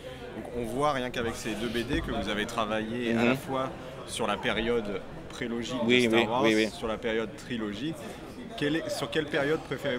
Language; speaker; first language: French; native; French